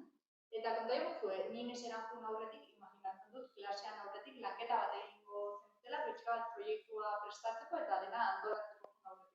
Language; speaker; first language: Basque; native; Basque